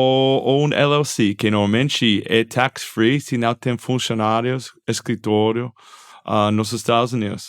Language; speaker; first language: Portuguese; non-native, fluent; English